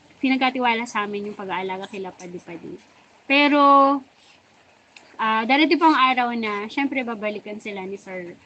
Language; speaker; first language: Filipino; non-native, local second language; Bikol